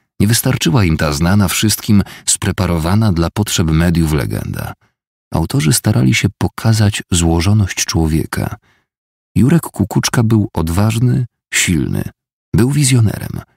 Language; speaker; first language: Polish; native; Polish